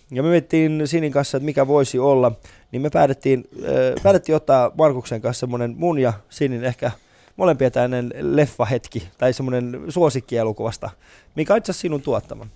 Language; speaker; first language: Finnish; non-native, fluent; Persian